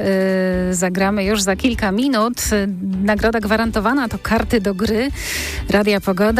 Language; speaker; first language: Polish; native; Polish